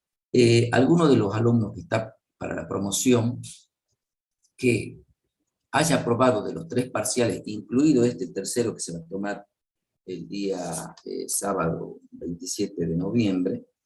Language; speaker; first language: Spanish; native; Spanish